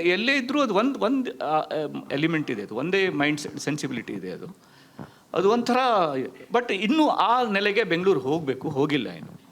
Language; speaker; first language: Kannada; non-native, local second language; Konkani